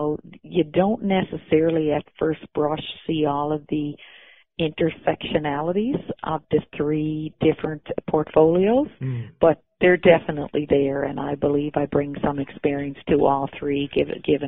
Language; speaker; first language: English; native; English